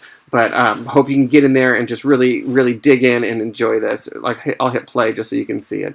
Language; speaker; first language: English; native; English